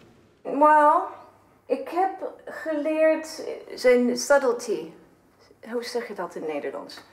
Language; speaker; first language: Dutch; non-native, fluent; English